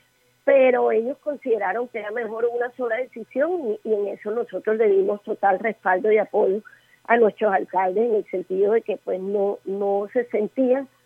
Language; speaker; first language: Spanish; native; Spanish